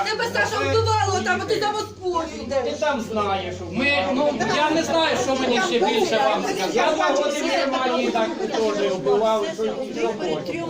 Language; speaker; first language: Ukrainian; native; Ukrainian